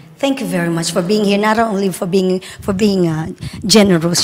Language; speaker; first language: English; non-native, local second language; Filipino